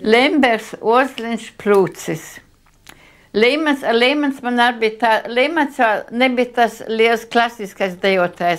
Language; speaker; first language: Latvian; non-native, local second language; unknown